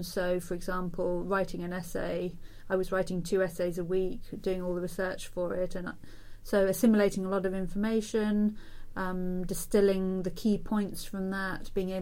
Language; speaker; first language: English; native; English